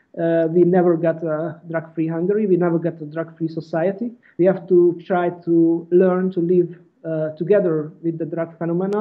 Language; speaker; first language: English; non-native, fluent; Hungarian